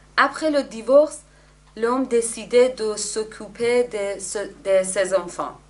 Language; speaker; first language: French; non-native, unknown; Persian